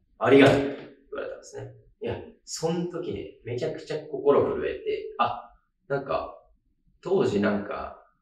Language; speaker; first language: Japanese; native; Japanese